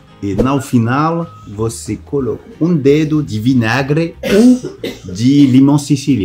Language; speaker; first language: Portuguese; non-native, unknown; French